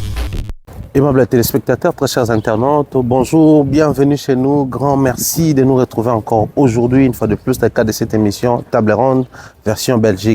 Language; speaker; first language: French; non-native, local second language; Lingala